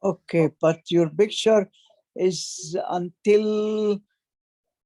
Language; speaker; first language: English; non-native, fluent; Arabic